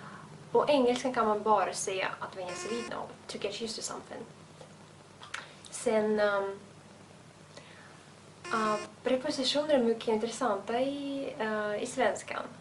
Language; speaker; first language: Swedish; non-native, fluent; Russian